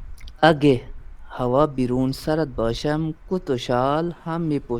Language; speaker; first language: Persian; non-native, learner; Urdu